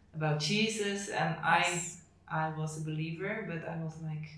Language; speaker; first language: English; non-native, fluent; Dutch